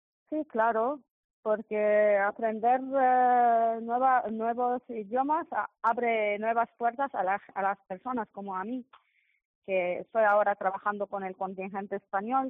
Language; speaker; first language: Spanish; non-native, fluent; Arabic